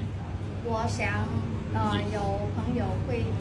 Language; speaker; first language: Chinese; non-native, learner; Khmer